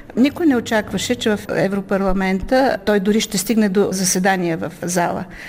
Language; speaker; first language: Bulgarian; native; Bulgarian